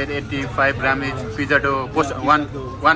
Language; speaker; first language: English; non-native, learner; Nepali